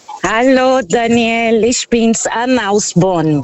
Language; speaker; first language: German; non-native, fluent; Portuguese